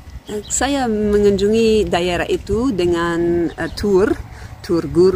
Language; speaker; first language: Indonesian; non-native, fluent; English